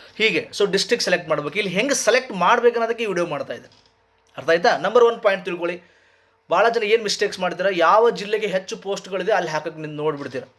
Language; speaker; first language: Kannada; native; Kannada